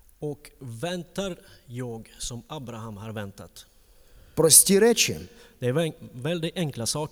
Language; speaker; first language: Swedish; non-native, fluent; Ukrainian